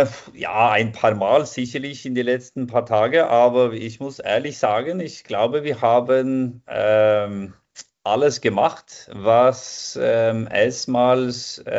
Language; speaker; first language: German; non-native, fluent; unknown